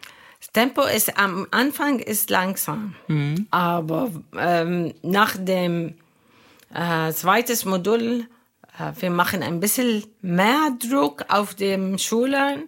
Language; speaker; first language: German; non-native, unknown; Arabic